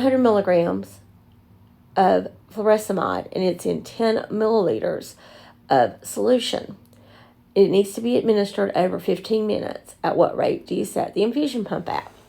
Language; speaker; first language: English; native; English